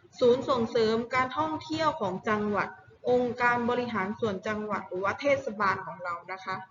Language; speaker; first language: Thai; native; Thai